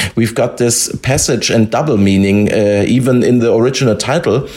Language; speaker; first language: English; non-native, fluent; German